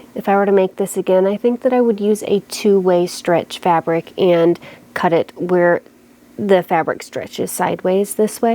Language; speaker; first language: English; native; English